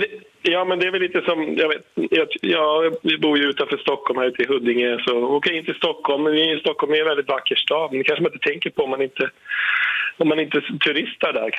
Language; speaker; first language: Swedish; native; Swedish